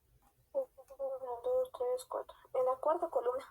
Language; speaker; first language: Spanish; native; Spanish